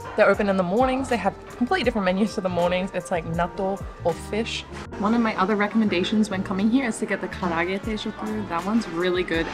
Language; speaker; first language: English; native; English